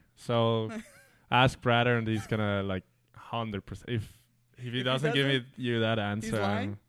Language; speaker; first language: English; non-native, fluent; German